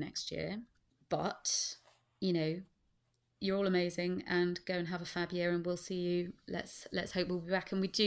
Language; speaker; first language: English; native; English